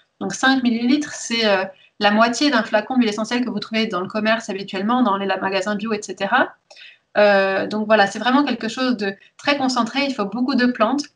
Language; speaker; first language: French; early bilingual, heritage; French